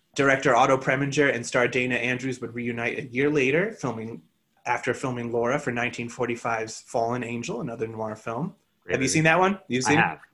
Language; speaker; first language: English; native; English